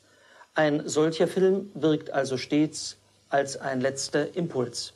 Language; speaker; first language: German; native; German